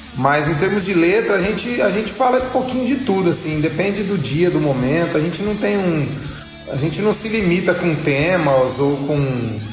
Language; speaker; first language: Portuguese; native; Portuguese